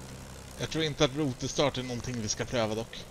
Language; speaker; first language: Swedish; native; Swedish